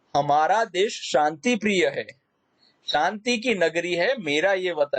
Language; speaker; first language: Hindi; non-native, local second language; Gujarati